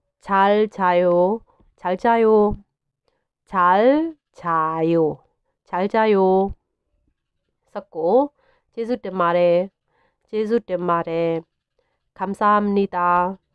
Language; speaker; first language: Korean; non-native, fluent; Burmese